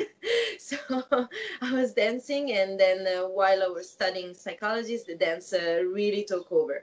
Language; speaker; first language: English; non-native, fluent; Italian